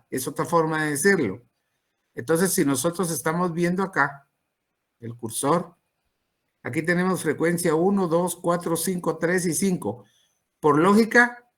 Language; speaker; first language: Spanish; native; Spanish